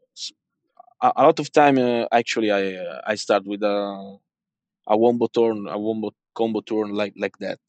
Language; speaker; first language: English; non-native, fluent; Italian